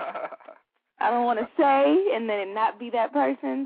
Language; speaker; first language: English; native; English